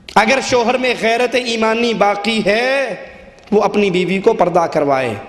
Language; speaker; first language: Urdu; non-native, local second language; Punjabi